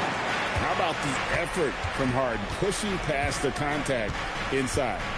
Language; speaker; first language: English; native; English